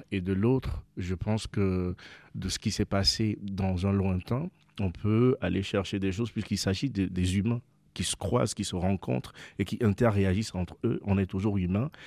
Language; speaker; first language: French; non-native, local second language; Ewe